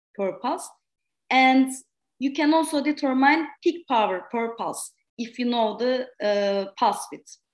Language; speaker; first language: English; non-native, fluent; Turkish